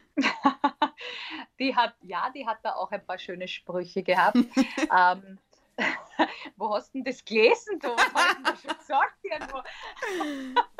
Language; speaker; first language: German; native; German